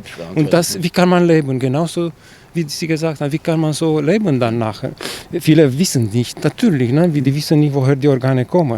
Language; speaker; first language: German; non-native, fluent; Chinese